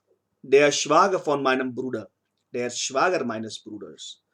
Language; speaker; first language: German; non-native, fluent; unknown